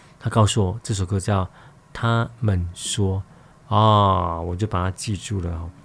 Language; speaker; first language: Chinese; native; Chinese